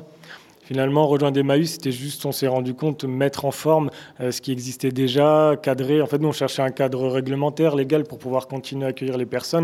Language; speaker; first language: French; native; French